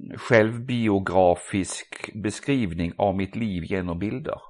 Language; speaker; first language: Swedish; non-native, fluent; Norwegian